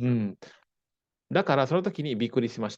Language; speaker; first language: Japanese; non-native, fluent; Indonesian